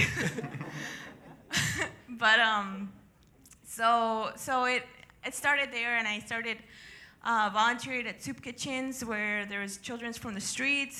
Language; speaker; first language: English; native; English